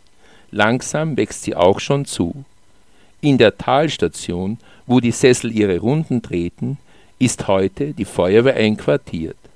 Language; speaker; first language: German; native; German